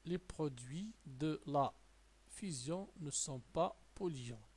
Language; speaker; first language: French; non-native, local second language; Arabic